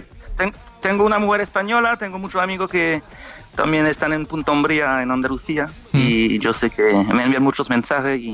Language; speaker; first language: Spanish; non-native, fluent; French